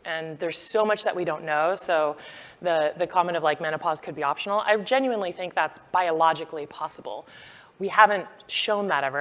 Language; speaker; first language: English; native; English